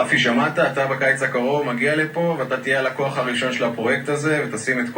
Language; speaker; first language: Hebrew; native; Hebrew